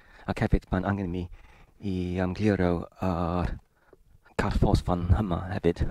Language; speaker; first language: Welsh; non-native, learner; English